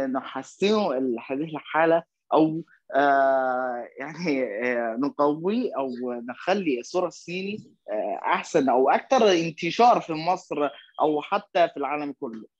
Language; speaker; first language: Arabic; non-native, fluent; Chinese